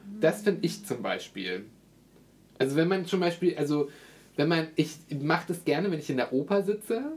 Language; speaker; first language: German; native; German